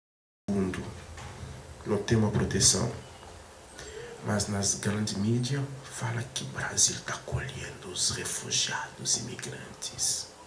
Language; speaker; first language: Portuguese; non-native, fluent; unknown